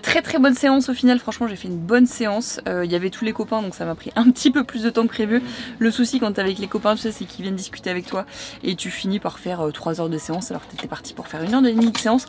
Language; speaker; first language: French; native; French